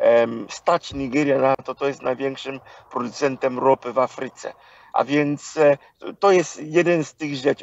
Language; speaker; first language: Polish; non-native, fluent; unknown